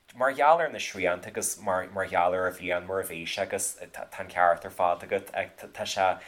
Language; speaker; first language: Irish; native; Irish